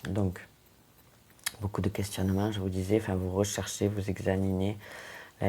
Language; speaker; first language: French; native; French